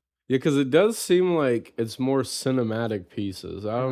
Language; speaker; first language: English; native; English